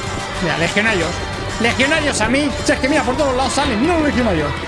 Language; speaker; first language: Spanish; native; Spanish